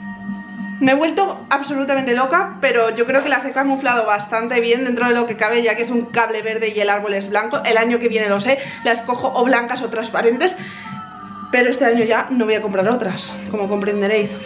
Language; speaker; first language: Spanish; native; Spanish